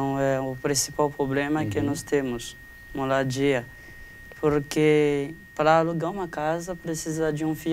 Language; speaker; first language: Portuguese; non-native, fluent; Haitian Creole